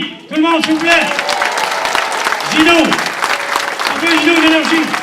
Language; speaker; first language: French; native; French